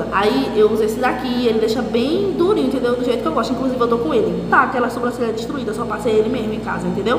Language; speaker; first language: Portuguese; native; Portuguese